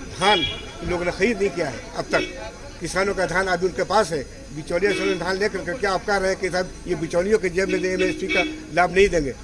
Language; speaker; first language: Hindi; native; Hindi